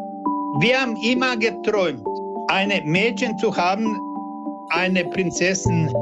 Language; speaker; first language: German; non-native, learner; Serbian